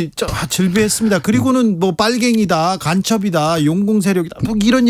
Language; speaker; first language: Korean; native; Korean